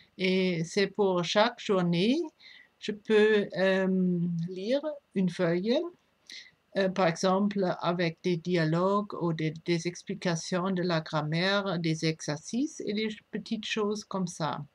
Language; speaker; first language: French; non-native, fluent; German